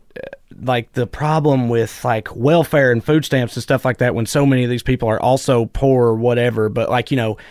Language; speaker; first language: English; native; English